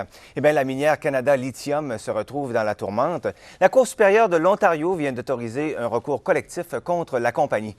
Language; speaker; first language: French; native; French